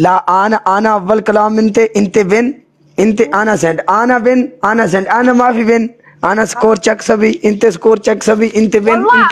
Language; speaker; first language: Arabic; non-native, learner; Punjabi